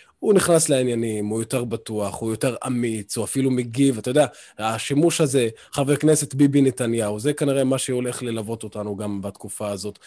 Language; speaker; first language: Hebrew; non-native, local second language; Arabic